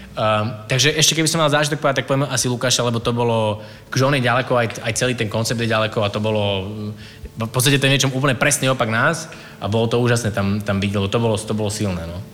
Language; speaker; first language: Slovak; native; Slovak